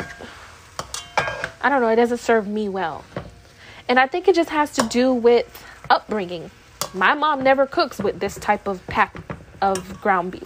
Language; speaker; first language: English; native; English